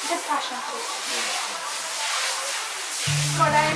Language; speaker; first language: Japanese; non-native, fluent; Russian